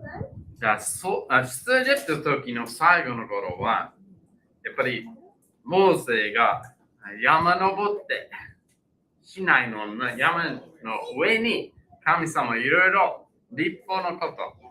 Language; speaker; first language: Japanese; non-native, fluent; English